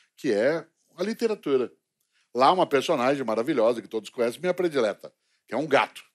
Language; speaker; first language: Portuguese; native; Portuguese